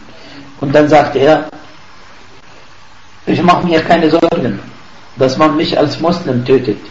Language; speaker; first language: German; non-native, fluent; Arabic